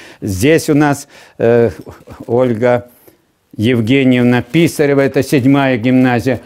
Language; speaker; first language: Russian; native; Russian